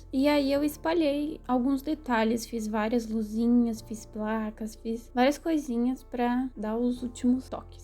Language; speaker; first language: Portuguese; native; Portuguese